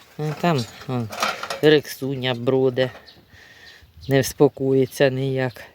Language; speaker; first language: Ukrainian; native; Ukrainian